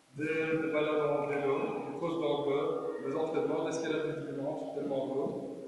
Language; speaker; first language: French; native; French